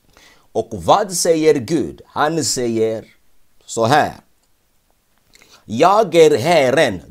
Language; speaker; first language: Swedish; non-native, fluent; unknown